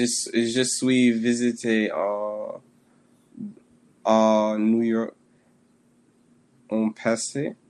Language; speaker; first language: French; non-native, learner; English